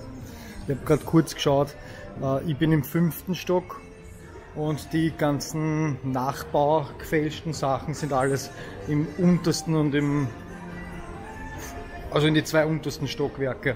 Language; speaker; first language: German; native; German